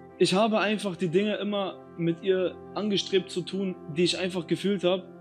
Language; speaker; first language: German; early bilingual, other home language; Albanian